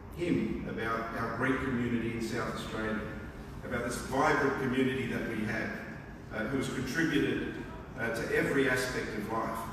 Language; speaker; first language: English; early bilingual, other home language; Greek